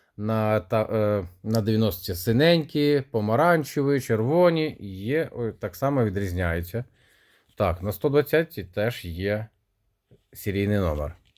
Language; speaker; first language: Ukrainian; non-native, local second language; Russian